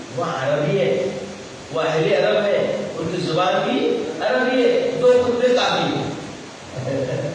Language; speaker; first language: Urdu; native; Urdu